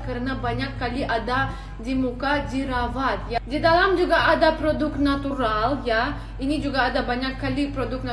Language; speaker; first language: Indonesian; non-native, learner; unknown